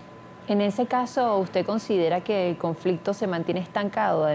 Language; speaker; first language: Spanish; native; Spanish